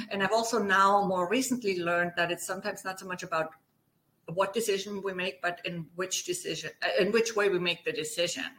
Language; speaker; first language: English; non-native, fluent; German